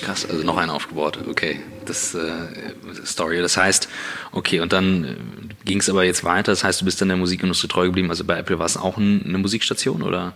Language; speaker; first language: German; native; German